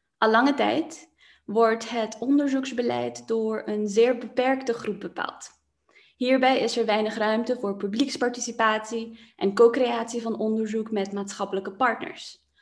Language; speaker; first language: Dutch; non-native, local second language; Papiamento